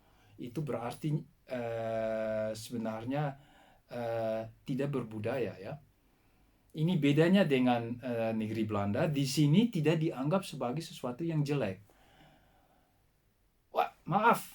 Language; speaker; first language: Indonesian; non-native, fluent; Dutch